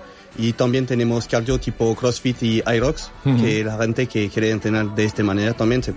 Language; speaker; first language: Spanish; non-native, fluent; French